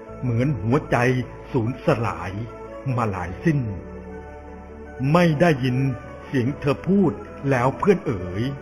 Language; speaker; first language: Thai; native; Thai